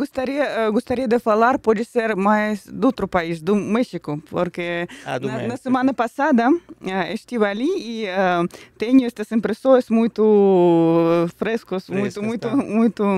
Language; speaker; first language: Portuguese; non-native, fluent; Russian